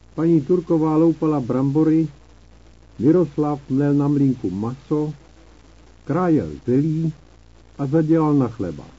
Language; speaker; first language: Czech; native; Czech